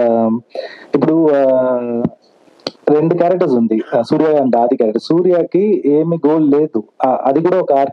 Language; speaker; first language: Telugu; non-native, fluent; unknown